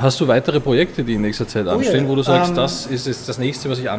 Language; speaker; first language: German; native; German